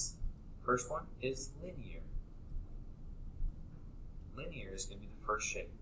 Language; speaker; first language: English; native; English